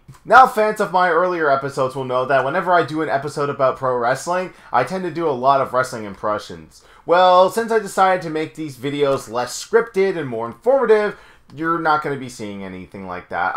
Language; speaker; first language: English; native; English